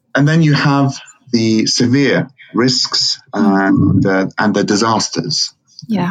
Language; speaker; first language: English; non-native, fluent; Arabic